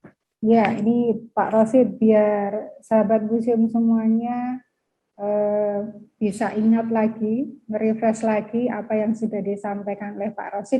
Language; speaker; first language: Indonesian; native; Indonesian